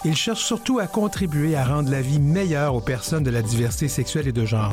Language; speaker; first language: French; native; French